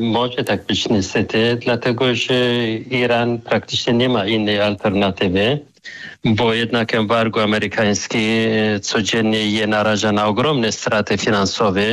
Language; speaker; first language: Polish; non-native, fluent; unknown